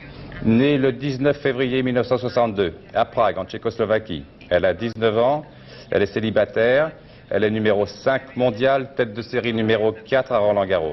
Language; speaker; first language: French; native; French